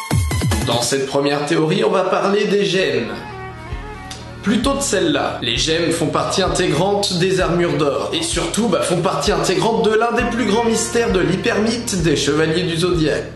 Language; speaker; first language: French; native; French